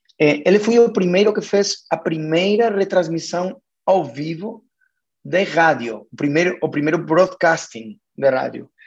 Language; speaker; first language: Portuguese; non-native, fluent; Spanish